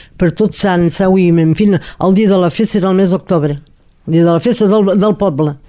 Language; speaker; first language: Catalan; native; Catalan